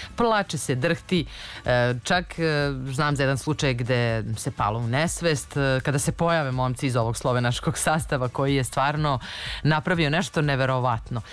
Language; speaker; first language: Serbian; native; Serbian